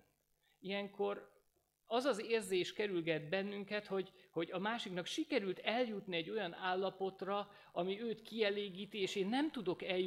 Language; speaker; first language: Hungarian; native; Hungarian